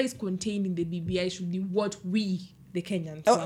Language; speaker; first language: English; non-native, local second language; Luo (Kenya and Tanzania)